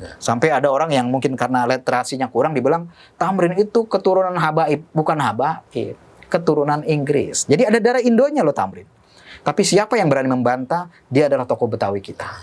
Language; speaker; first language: Indonesian; native; Indonesian